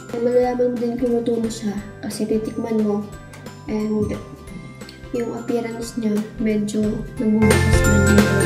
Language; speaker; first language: Filipino; non-native, local second language; Waray